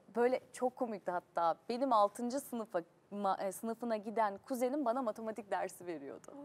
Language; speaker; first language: Turkish; native; Turkish